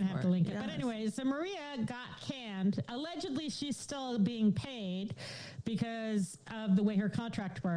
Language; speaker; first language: English; native; English